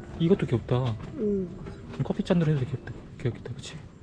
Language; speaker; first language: Korean; non-native, fluent; Japanese